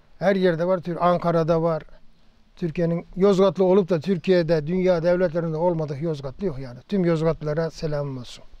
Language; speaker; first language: Turkish; native; Turkish